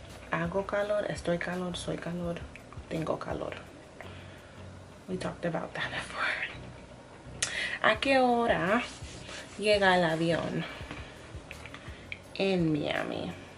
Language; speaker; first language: Spanish; non-native, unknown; English